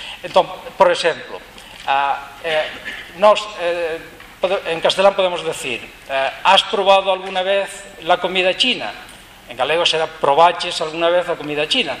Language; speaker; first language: Spanish; native; Spanish